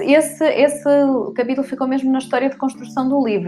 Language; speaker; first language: Portuguese; native; Portuguese